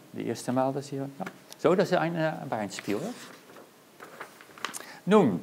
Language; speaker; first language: German; non-native, learner; Dutch